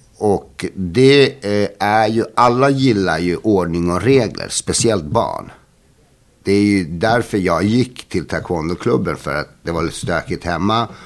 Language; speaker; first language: Swedish; early bilingual, other home language; Bosnian